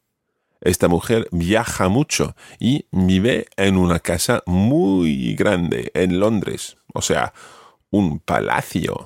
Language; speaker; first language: Spanish; non-native, fluent; English